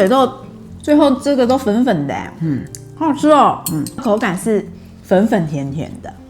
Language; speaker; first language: Chinese; native; Chinese